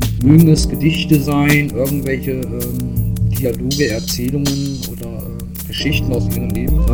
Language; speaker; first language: German; native; German